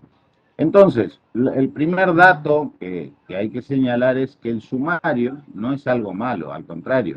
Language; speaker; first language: Spanish; native; Spanish